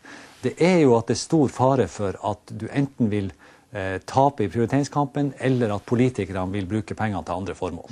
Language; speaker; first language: Norwegian; native; Norwegian